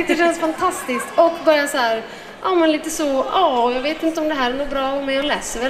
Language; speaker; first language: Swedish; native; Swedish